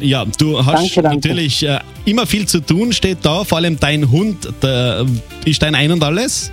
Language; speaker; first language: German; native; German